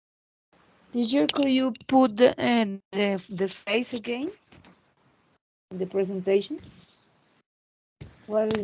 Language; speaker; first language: English; non-native, learner; Spanish